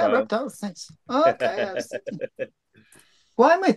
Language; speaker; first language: English; native; English